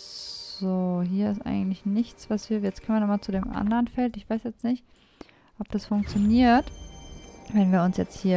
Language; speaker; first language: German; native; German